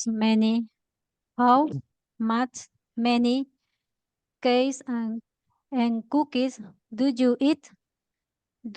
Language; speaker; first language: English; non-native, learner; Spanish